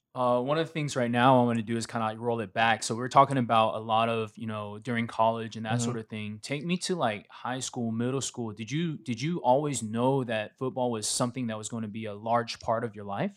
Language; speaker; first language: English; native; English